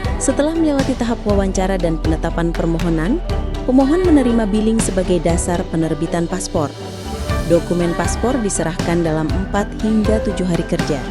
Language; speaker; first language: Indonesian; native; Indonesian